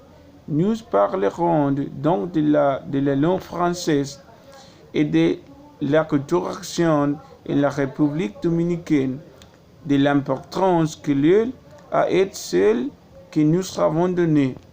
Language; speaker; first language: French; non-native, learner; Spanish